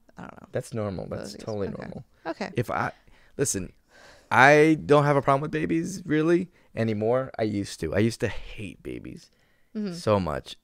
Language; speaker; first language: English; native; English